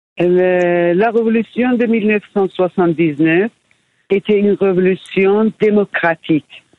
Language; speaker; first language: French; non-native, fluent; Persian